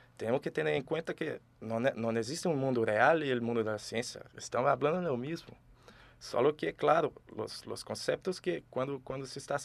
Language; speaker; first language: Spanish; non-native, fluent; Portuguese